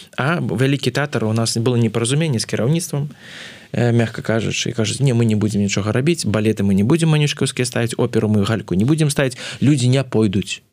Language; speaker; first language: Belarusian; non-native, local second language; Russian